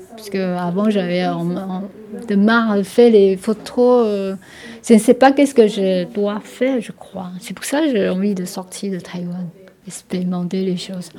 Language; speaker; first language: French; non-native, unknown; Min Nan Chinese